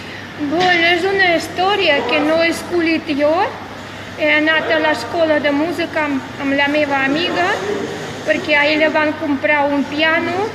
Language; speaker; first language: Catalan; non-native, fluent; Russian